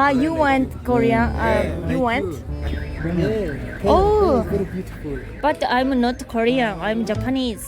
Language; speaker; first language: English; non-native, learner; Japanese